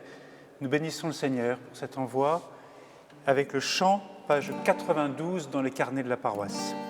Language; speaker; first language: French; native; French